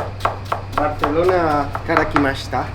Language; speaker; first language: Japanese; non-native, learner; Spanish